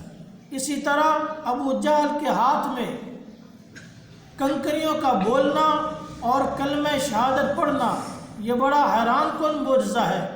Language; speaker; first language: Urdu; non-native, local second language; Punjabi